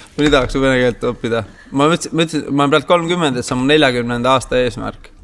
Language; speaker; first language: Estonian; native; Estonian